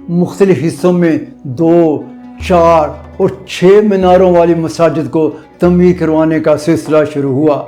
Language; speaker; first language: Urdu; native; Urdu